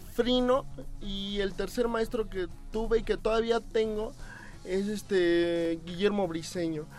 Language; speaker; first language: Spanish; native; Spanish